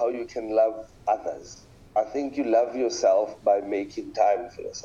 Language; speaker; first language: English; non-native, local second language; Tswana